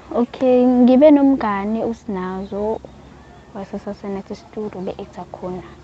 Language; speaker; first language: Zulu; native; Zulu